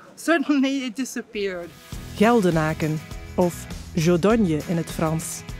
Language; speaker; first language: French; non-native, fluent; Dutch